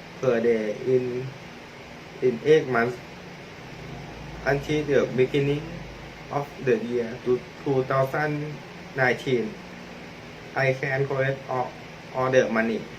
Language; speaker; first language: English; non-native, learner; Thai